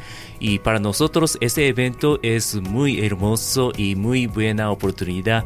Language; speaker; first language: Spanish; non-native, learner; Japanese